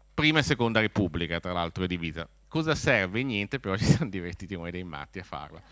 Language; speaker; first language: Italian; native; Italian